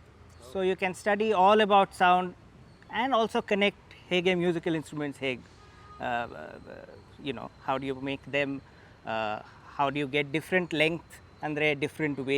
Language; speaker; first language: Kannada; non-native, local second language; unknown